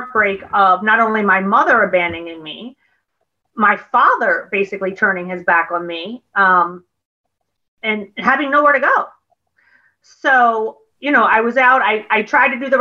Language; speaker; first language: English; native; English